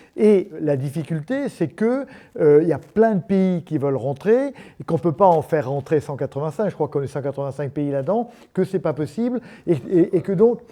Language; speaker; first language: French; native; French